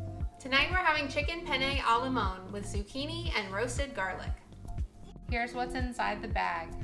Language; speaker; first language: English; native; English